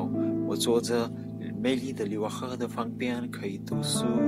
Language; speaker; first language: Chinese; non-native, fluent; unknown